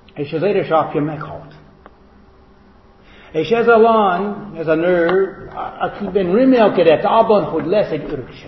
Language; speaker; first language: Hungarian; non-native, fluent; English